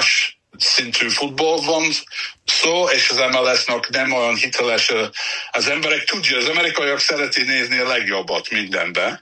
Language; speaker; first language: Hungarian; non-native, learner; English